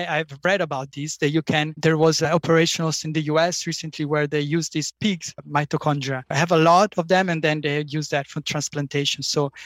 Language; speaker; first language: English; non-native, fluent; Italian